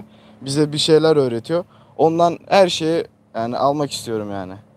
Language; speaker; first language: Turkish; early bilingual, heritage; Turkish